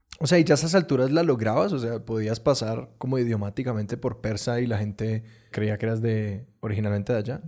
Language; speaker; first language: Spanish; native; Spanish